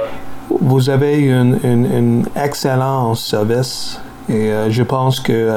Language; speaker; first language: French; non-native, learner; English